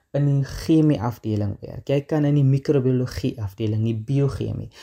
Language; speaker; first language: Afrikaans; native; Afrikaans